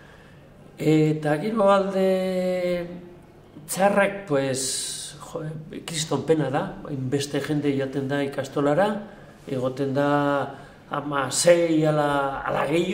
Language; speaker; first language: Basque; non-native, local second language; Spanish